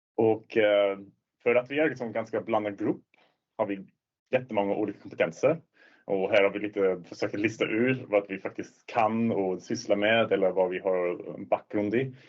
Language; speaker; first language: Swedish; non-native, fluent; Swiss German